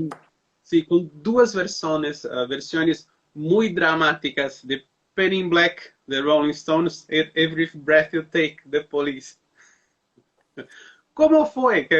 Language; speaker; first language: Spanish; non-native, learner; Portuguese